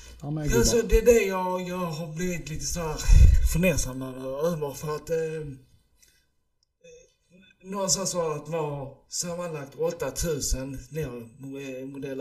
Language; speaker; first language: Swedish; early bilingual, other home language; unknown